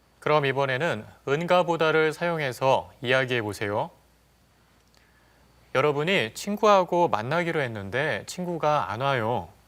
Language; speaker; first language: Korean; native; Korean